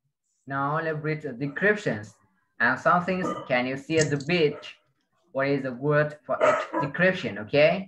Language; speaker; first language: English; non-native, fluent; Vietnamese